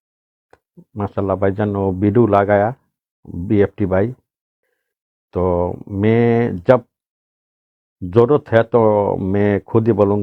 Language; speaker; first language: Hindi; non-native, local second language; Bangla